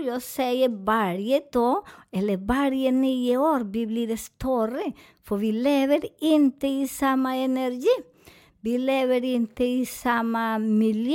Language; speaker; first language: Swedish; non-native, fluent; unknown